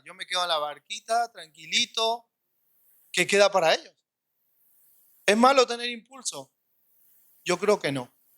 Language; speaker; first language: Spanish; native; Spanish